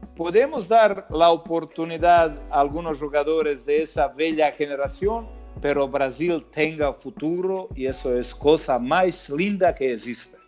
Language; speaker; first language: Portuguese; non-native, learner; Croatian